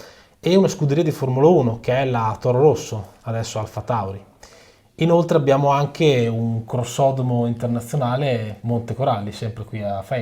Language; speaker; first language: Italian; native; Italian